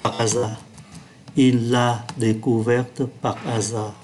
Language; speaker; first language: French; non-native, fluent; Vietnamese